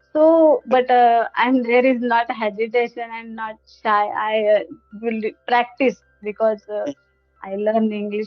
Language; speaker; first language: English; non-native, learner; Hindi